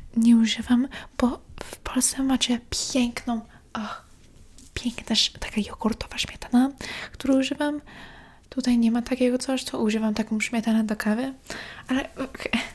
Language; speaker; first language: Polish; early bilingual, heritage; Polish